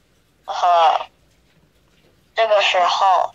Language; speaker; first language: Chinese; non-native, learner; English